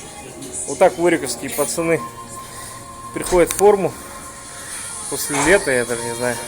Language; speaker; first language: Russian; native; Russian